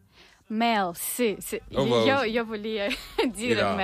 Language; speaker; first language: Catalan; non-native, learner; Russian